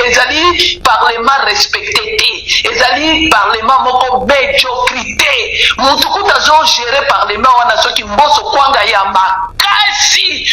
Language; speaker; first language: Lingala; non-native, local second language; Luba-Lulua